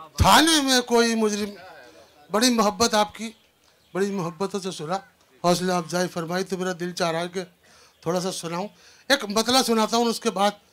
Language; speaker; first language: Urdu; native; Urdu